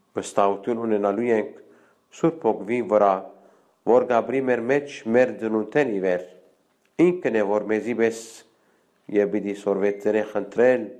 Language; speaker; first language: Armenian; early bilingual, heritage; Armenian